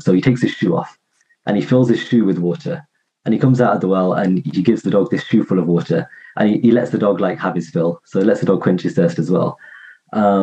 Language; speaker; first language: English; native; English